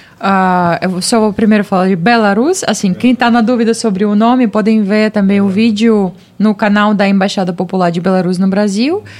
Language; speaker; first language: Portuguese; non-native, fluent; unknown